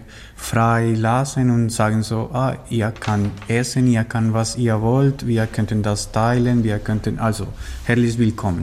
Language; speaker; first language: German; non-native, learner; Spanish